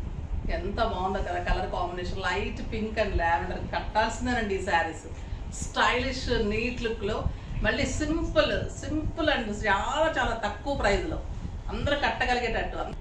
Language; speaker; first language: Telugu; native; Telugu